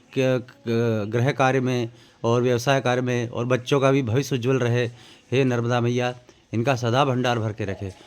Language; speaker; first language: Hindi; non-native, local second language; Marathi